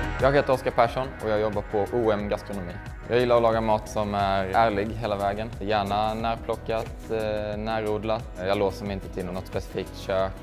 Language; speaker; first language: Swedish; native; Swedish